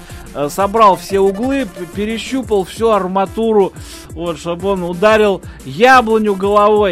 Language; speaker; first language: Russian; native; Russian